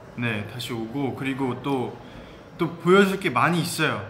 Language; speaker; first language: Korean; early bilingual, heritage; Korean